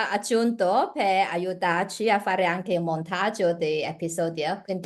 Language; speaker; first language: Italian; non-native, learner; Chinese